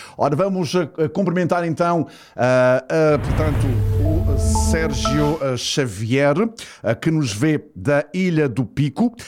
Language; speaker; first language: Portuguese; native; Portuguese